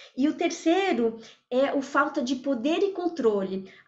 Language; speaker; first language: Portuguese; early bilingual, other home language; French